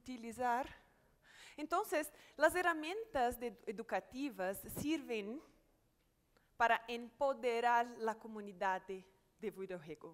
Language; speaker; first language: Spanish; non-native, fluent; Portuguese